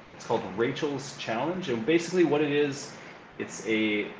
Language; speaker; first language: English; native; English